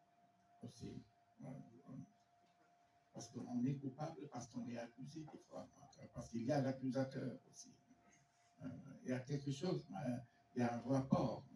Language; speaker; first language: French; non-native, local second language; Arabic